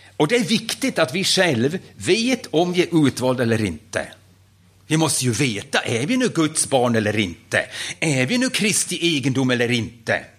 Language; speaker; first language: Swedish; non-native, fluent; German